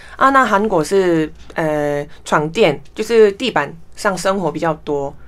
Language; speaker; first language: Chinese; non-native, fluent; Korean